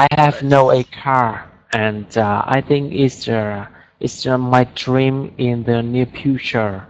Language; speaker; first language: English; non-native, learner; Vietnamese